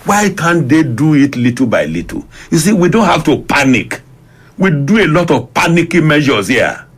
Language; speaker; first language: English; non-native, local second language; Yoruba